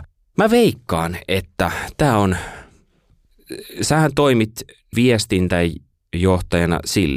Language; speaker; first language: Finnish; native; Finnish